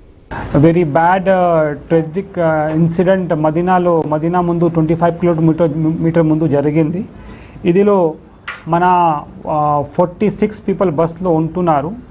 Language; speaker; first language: Telugu; non-native, local second language; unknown